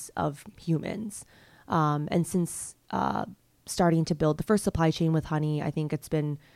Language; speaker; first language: English; non-native, local second language; Cantonese